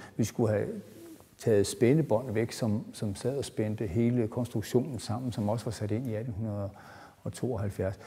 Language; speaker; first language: Danish; native; Danish